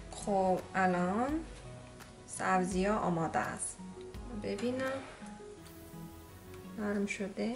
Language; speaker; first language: Persian; non-native, learner; Korean